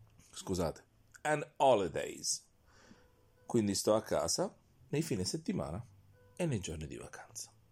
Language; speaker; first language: Italian; native; Italian